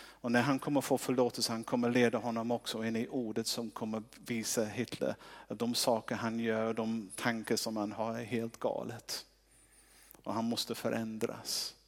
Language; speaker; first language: Swedish; non-native, fluent; English